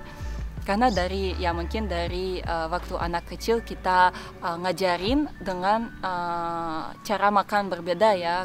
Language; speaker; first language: Indonesian; non-native, fluent; Russian